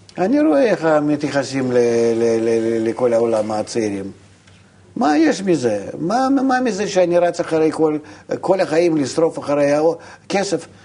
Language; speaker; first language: Hebrew; non-native, fluent; Russian